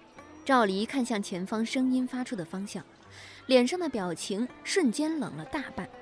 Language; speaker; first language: Chinese; native; Chinese